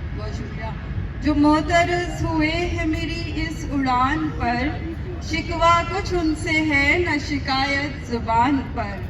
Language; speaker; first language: Urdu; non-native, local second language; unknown